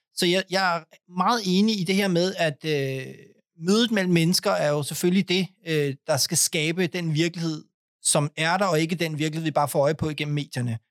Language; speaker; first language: Danish; early bilingual, other home language; Urdu